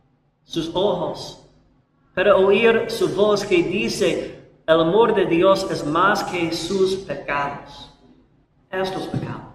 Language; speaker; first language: Spanish; non-native, learner; English